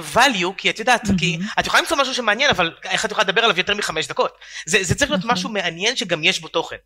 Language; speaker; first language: Hebrew; native; Hebrew